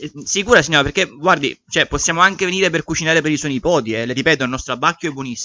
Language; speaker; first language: Italian; native; Italian